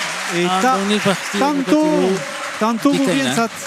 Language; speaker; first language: Basque; native; Basque